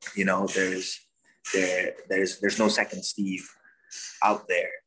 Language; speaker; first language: English; non-native, fluent; Dutch